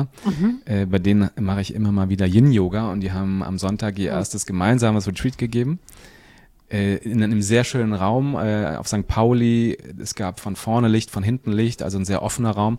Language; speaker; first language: German; native; German